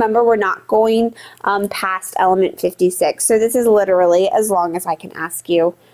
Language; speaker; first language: English; native; English